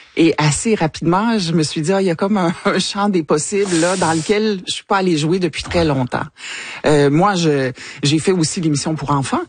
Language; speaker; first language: French; native; French